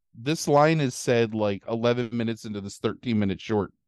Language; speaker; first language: English; native; English